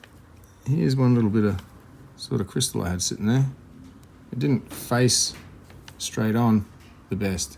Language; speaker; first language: English; native; English